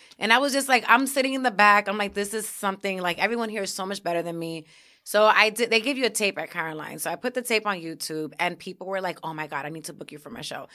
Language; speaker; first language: English; early bilingual, other home language; Spanish